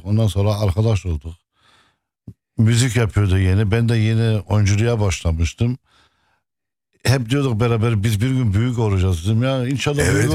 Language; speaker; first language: Turkish; early bilingual, heritage; Arabic